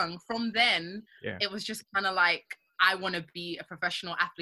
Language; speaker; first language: English; native; English